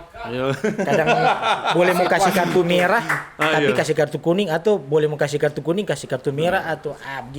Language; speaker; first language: Indonesian; non-native, local second language; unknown